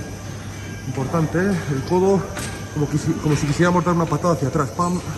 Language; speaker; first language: Spanish; native; Spanish